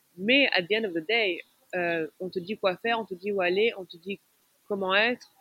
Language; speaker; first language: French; non-native, local second language; Arabic